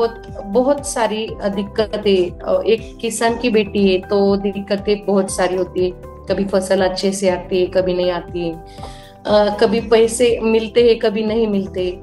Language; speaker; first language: Hindi; native; Hindi